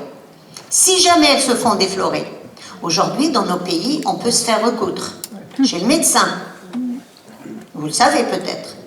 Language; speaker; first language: French; non-native, local second language; Arabic